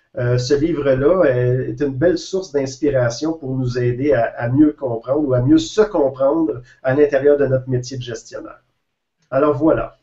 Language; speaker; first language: French; native; French